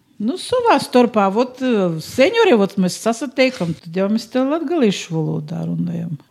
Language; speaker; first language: Latvian; native; Latvian